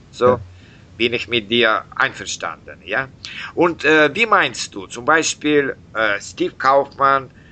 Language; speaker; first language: German; non-native, fluent; Russian